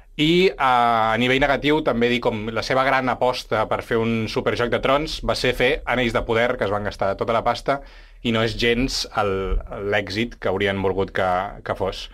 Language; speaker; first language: Catalan; native; Catalan